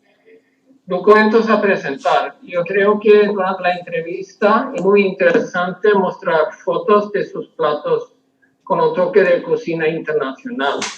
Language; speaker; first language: Spanish; non-native, fluent; Swedish